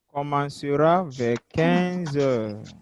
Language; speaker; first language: French; non-native, fluent; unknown